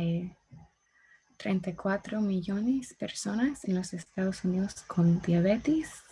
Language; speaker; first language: Spanish; non-native, learner; English